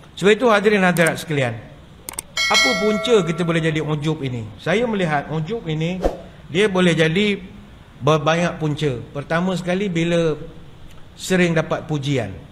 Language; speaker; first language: Malay; native; Malay